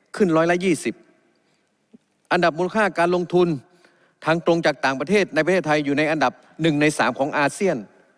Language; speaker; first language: Thai; native; Thai